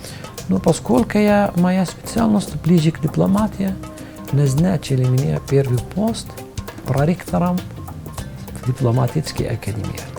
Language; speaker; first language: Russian; non-native, fluent; Arabic